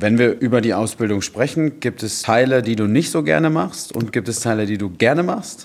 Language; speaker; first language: German; native; German